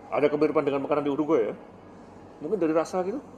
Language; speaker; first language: Indonesian; native; Indonesian